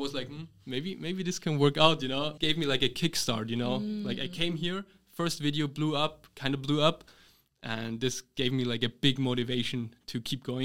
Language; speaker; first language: English; non-native, fluent; German